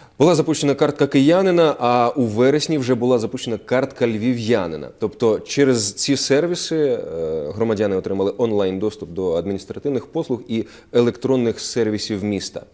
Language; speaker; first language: Ukrainian; native; Ukrainian